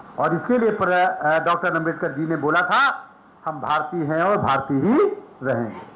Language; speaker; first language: Hindi; native; Hindi